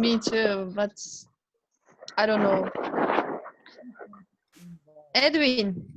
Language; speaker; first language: English; non-native, fluent; Turkish